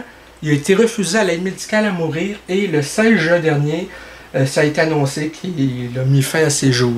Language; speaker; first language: French; native; French